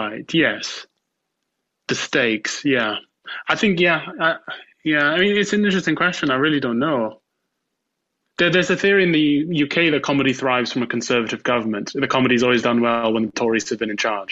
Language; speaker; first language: English; native; English